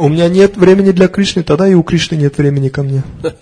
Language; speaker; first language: Russian; native; Russian